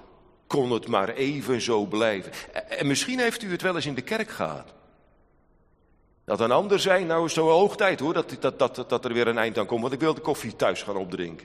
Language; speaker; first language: Dutch; native; Dutch